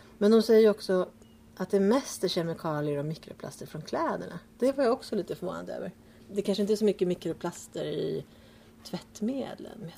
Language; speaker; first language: Swedish; early bilingual, other home language; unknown